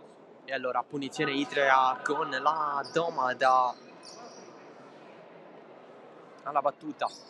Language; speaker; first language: Italian; native; Italian